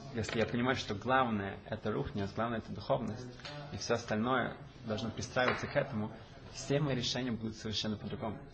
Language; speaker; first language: Russian; early bilingual, heritage; Russian